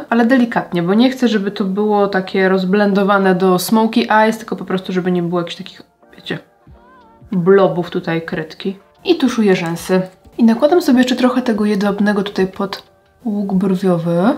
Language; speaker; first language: Polish; native; Polish